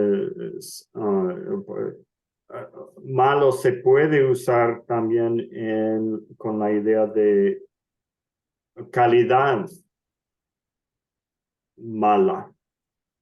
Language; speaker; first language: Spanish; non-native, fluent; English